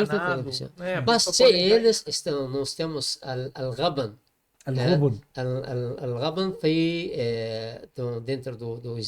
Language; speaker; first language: Portuguese; non-native, learner; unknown